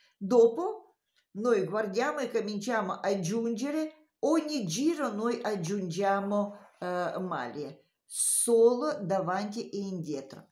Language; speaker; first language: Italian; non-native, learner; Romanian